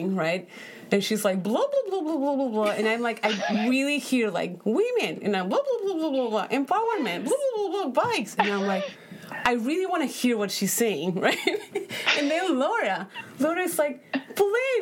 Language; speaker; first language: English; non-native, fluent; Spanish